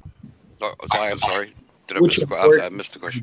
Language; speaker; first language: English; native; English